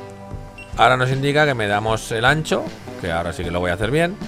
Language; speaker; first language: Spanish; native; Spanish